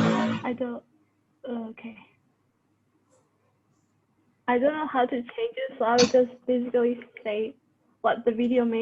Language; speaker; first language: English; non-native, fluent; Burmese